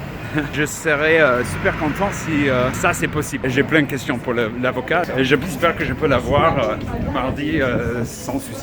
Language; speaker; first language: French; non-native, fluent; English